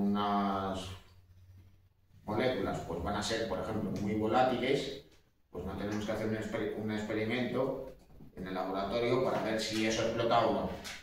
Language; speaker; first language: Spanish; native; Spanish